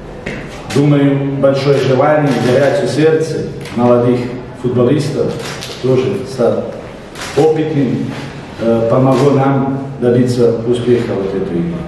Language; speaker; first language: Russian; non-native, fluent; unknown